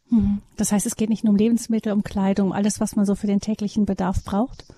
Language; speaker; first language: German; native; German